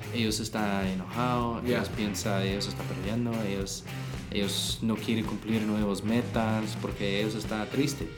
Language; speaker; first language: Spanish; non-native, learner; English